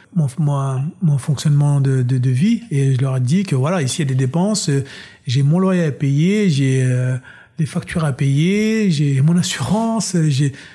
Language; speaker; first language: French; early bilingual, other home language; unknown